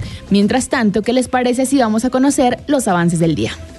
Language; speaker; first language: Spanish; native; Spanish